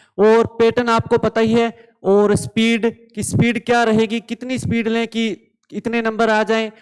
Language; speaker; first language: Hindi; native; Hindi